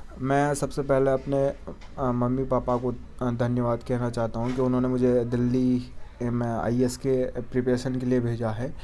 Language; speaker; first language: Hindi; native; Hindi